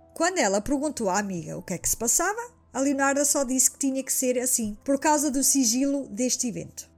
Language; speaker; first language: Portuguese; early bilingual, heritage; Portuguese